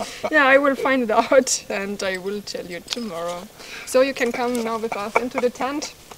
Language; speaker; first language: English; non-native, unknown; German